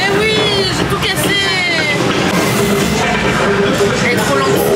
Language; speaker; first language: French; native; French